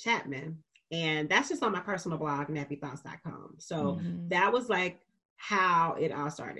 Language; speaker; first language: English; native; English